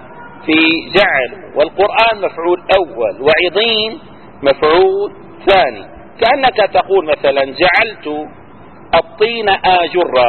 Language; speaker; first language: Arabic; native; Arabic